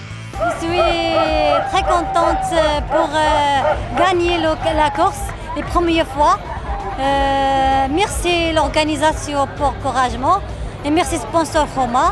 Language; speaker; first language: French; non-native, learner; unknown